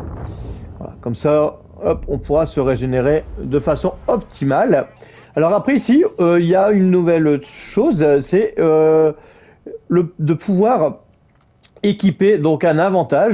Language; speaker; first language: French; native; French